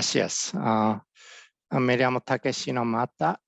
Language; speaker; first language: Spanish; non-native, fluent; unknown